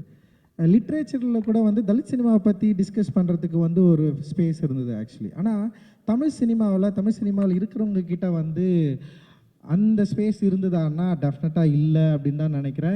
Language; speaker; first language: Tamil; native; Tamil